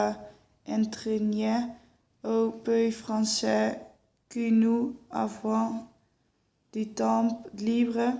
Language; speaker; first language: French; non-native, learner; Dutch